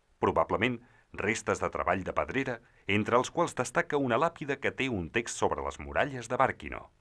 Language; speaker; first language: Catalan; native; Catalan